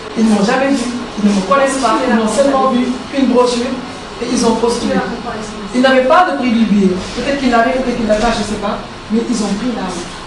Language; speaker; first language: French; non-native, local second language; Wolof